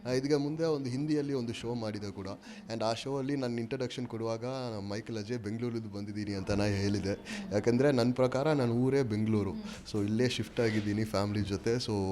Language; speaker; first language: Kannada; non-native, fluent; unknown